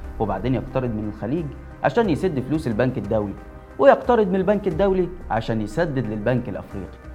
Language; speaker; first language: Arabic; native; Arabic